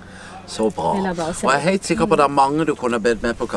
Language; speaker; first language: Norwegian; native; Norwegian